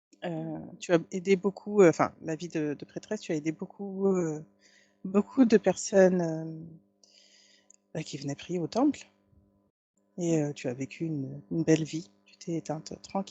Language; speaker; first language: French; native; French